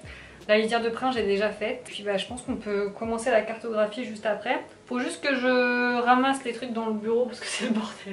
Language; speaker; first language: French; native; French